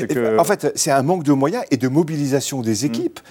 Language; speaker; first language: French; native; French